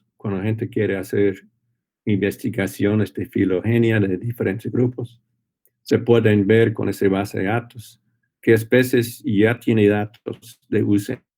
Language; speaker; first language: Spanish; non-native, fluent; English